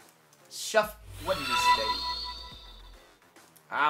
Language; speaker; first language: Spanish; native; Spanish